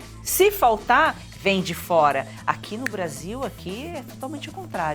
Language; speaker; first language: Portuguese; native; Portuguese